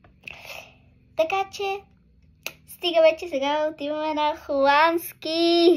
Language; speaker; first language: Bulgarian; early bilingual, heritage; Bulgarian